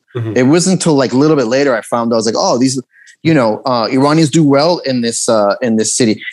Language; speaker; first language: English; early bilingual, other home language; Persian